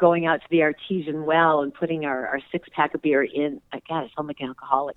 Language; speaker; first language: English; native; English